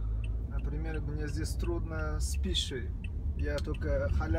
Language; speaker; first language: Russian; non-native, fluent; Uzbek